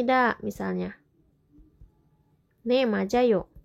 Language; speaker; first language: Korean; non-native, fluent; Indonesian